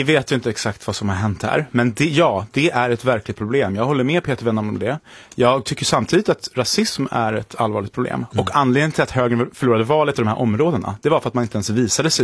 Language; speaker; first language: Swedish; native; Swedish